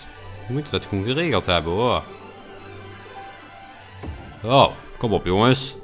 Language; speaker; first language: Dutch; native; Dutch